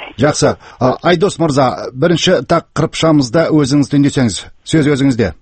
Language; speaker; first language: Kazakh; native; Kazakh